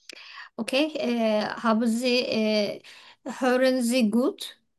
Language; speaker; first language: German; non-native, learner; Turkish